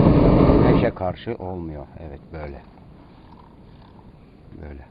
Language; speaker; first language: Turkish; native; Turkish